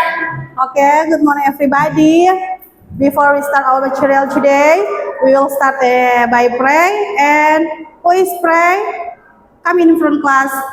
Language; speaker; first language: English; non-native, learner; Indonesian